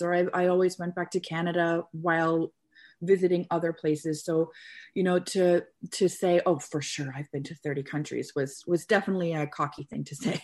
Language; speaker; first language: English; native; English